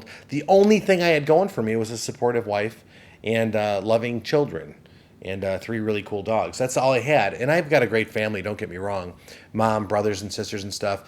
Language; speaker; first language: English; native; English